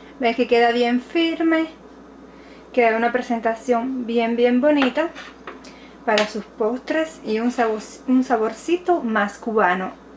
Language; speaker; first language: Spanish; native; Spanish